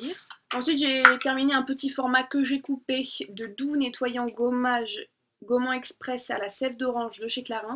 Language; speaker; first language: French; native; French